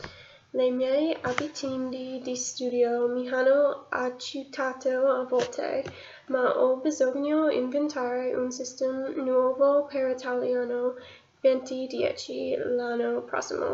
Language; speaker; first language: Italian; non-native, learner; English